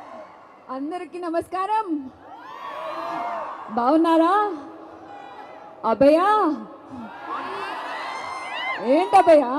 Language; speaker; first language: Telugu; non-native, fluent; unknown